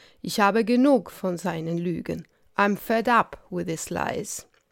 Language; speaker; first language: German; non-native, fluent; Italian